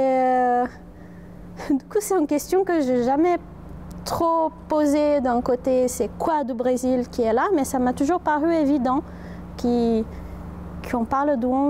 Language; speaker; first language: French; non-native, fluent; Portuguese